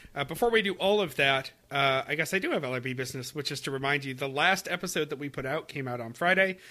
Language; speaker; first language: English; native; English